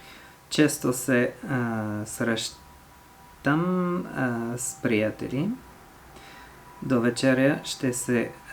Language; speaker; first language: Bulgarian; non-native, learner; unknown